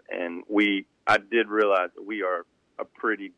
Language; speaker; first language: English; native; English